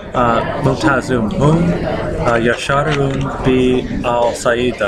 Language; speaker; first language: Arabic; non-native, learner; English